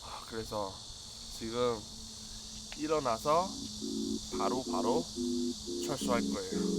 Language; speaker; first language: Korean; non-native, fluent; Chinese